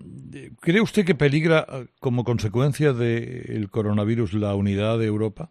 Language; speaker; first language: Spanish; native; Spanish